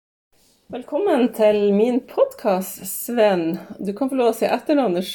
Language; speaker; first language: Norwegian; native; Norwegian